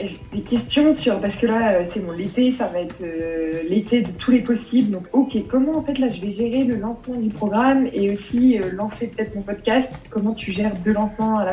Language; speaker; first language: French; native; French